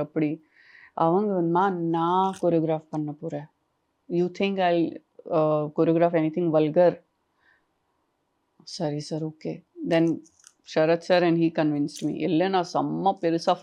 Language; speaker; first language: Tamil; non-native, local second language; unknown